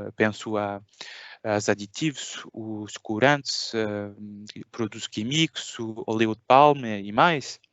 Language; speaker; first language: Portuguese; early bilingual, heritage; French